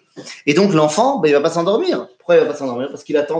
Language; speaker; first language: French; native; French